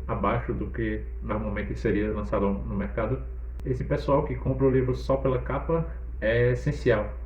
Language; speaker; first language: Portuguese; native; Portuguese